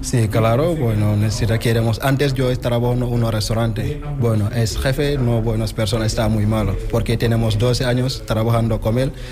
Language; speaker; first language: Spanish; non-native, learner; Wolof